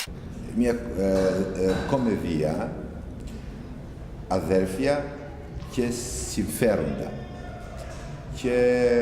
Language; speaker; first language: Greek; non-native, learner; Albanian